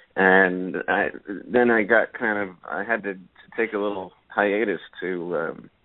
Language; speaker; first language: English; native; English